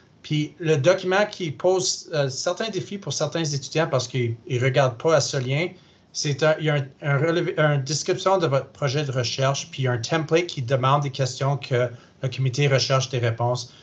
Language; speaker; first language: French; native; French